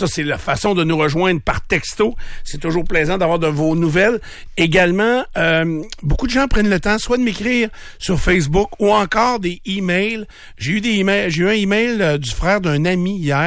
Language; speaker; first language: French; native; French